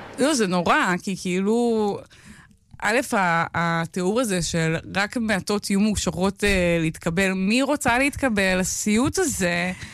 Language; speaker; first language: Hebrew; native; Hebrew